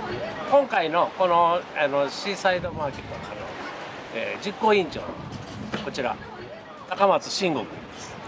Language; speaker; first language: Japanese; native; Japanese